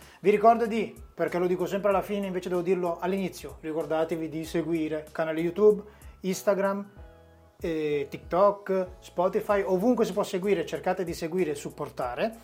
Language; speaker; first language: Italian; native; Italian